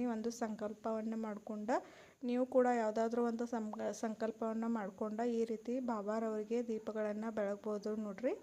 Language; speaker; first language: Kannada; native; Kannada